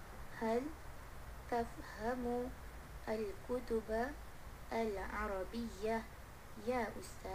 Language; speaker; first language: Arabic; non-native, learner; Malay